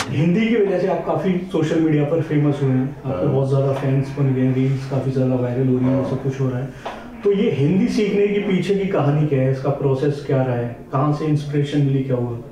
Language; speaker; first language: Hindi; native; Hindi